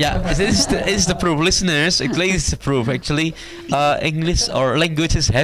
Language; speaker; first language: English; non-native, learner; Indonesian